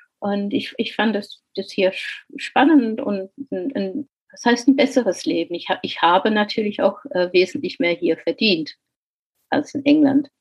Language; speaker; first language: German; non-native, fluent; English